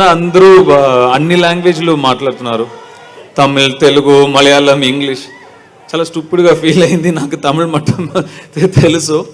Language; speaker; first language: Telugu; non-native, learner; Tamil